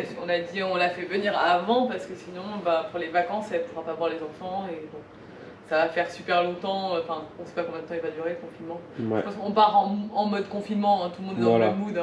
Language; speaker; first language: French; native; French